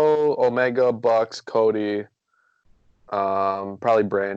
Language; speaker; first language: English; native; English